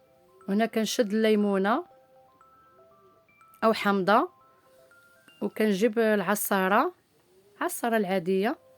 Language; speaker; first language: Arabic; native; Arabic